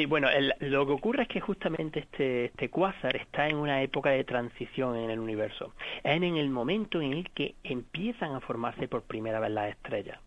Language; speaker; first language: Spanish; native; Spanish